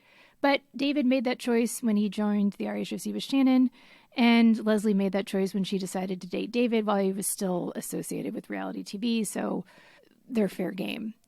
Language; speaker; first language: English; native; English